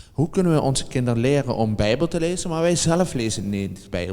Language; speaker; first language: Dutch; native; Dutch